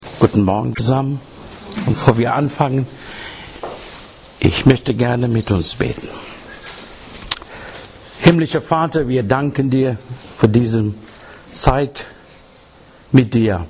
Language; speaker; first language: German; non-native, fluent; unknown